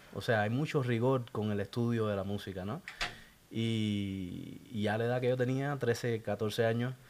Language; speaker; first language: Spanish; native; Spanish